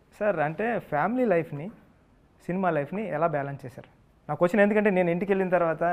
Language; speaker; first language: Telugu; native; Telugu